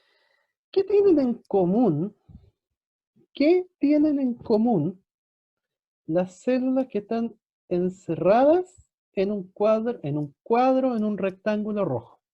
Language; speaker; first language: Spanish; native; Spanish